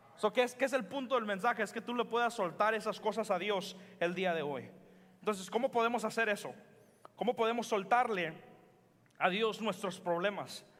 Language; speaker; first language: Spanish; early bilingual, heritage; Spanish